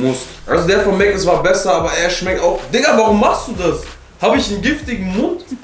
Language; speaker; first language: German; native; German